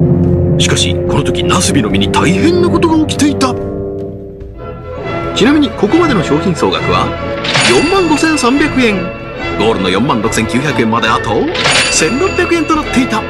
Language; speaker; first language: Japanese; native; Japanese